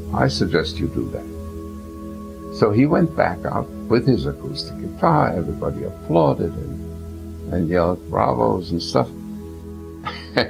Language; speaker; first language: English; early bilingual, other home language; German